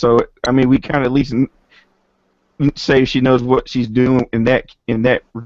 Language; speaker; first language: English; native; English